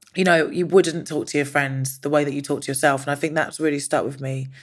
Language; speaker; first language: English; native; English